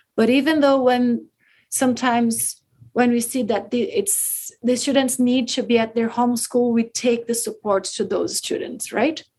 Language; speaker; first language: English; non-native, fluent; Portuguese